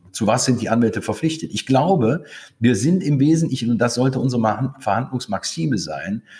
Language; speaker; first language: German; native; German